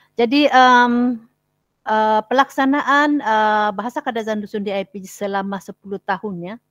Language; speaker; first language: Malay; non-native, local second language; Central Dusun